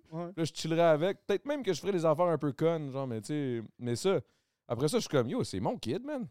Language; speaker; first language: French; native; French